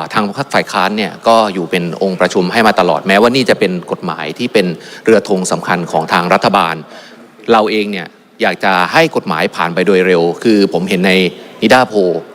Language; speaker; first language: Thai; native; Thai